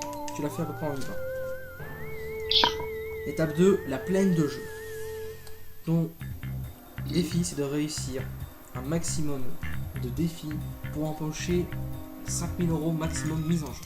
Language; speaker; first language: French; native; French